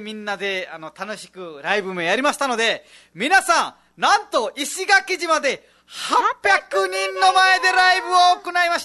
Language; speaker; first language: Japanese; non-native, fluent; Nepali